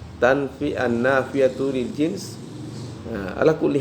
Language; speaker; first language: Arabic; non-native, fluent; Indonesian